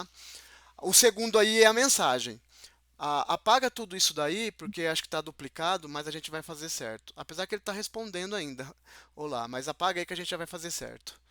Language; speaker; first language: Portuguese; native; Portuguese